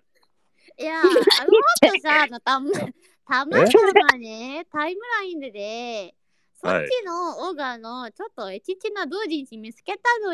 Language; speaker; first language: Japanese; non-native, learner; Indonesian